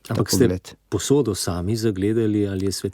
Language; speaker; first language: Slovenian; native; Slovenian